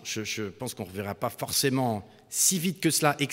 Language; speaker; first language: French; native; French